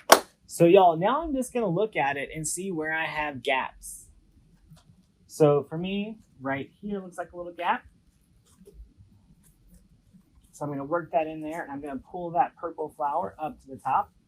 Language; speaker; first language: English; native; English